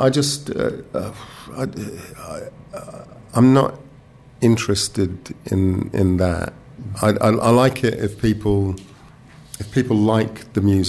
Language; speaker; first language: English; native; English